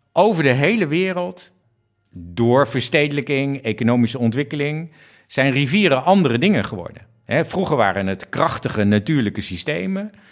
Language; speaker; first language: Dutch; native; Dutch